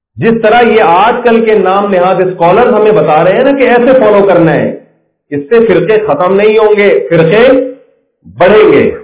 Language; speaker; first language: Urdu; native; Urdu